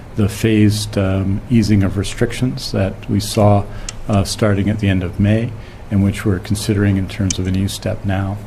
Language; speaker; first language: English; native; English